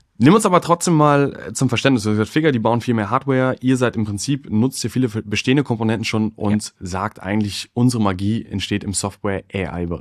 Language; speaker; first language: German; native; German